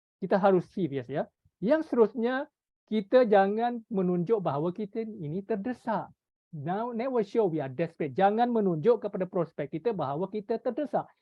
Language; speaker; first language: Malay; native; Malay